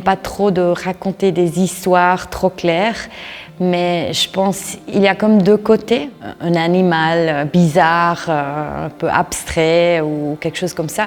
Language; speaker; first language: French; non-native, local second language; German